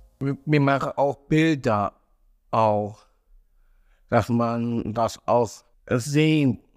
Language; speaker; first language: German; non-native, learner; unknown